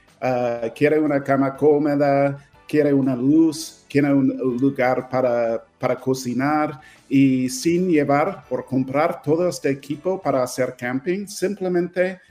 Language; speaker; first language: Spanish; non-native, fluent; English